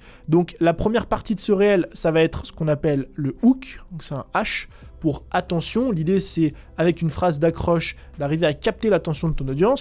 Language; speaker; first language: French; native; French